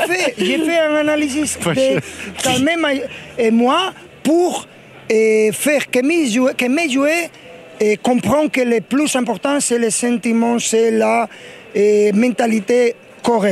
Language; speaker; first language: French; non-native, fluent; Spanish